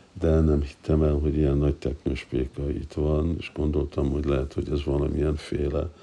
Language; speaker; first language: Hungarian; non-native, fluent; English